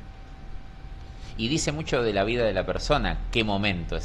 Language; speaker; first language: Spanish; native; Spanish